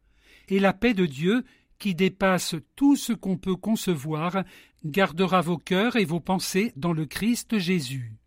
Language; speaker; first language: French; native; French